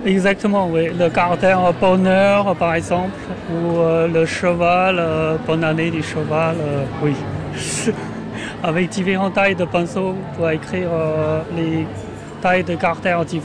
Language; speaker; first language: French; non-native, fluent; Chinese